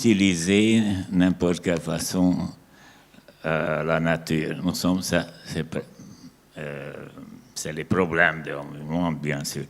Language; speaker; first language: French; non-native, learner; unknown